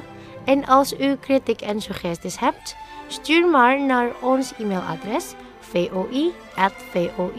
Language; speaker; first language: Dutch; non-native, fluent; Indonesian